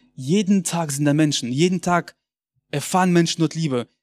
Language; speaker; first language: German; early bilingual, other home language; Russian